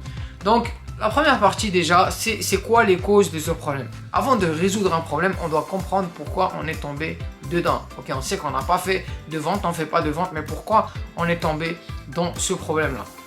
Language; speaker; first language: French; native; French